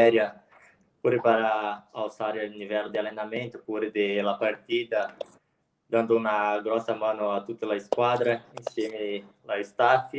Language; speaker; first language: Italian; non-native, learner; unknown